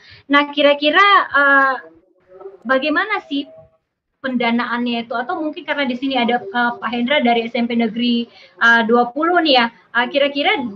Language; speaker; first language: Indonesian; native; Indonesian